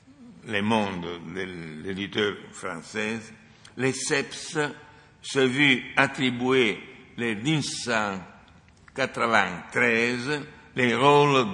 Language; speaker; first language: French; non-native, fluent; Italian